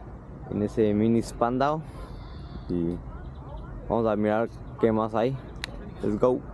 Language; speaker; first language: Spanish; early bilingual, heritage; Spanish